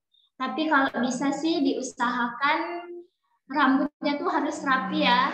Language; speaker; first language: Indonesian; native; Indonesian